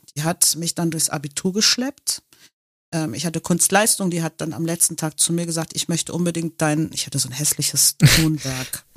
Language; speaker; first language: German; non-native, local second language; English